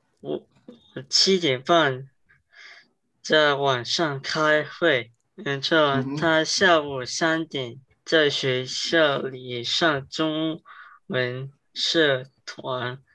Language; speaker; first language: Chinese; early bilingual, heritage; English